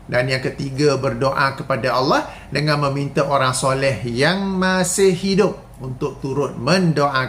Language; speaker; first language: Malay; native; Malay